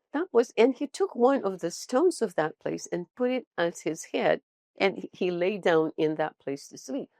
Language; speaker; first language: English; non-native, local second language; Filipino